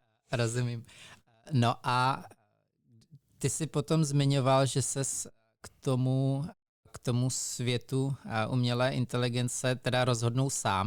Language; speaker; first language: Czech; native; Czech